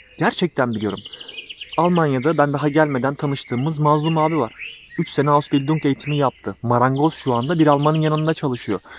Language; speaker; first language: Turkish; native; Turkish